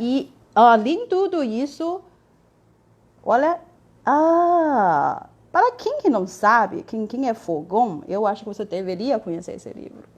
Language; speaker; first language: Portuguese; non-native, fluent; Chinese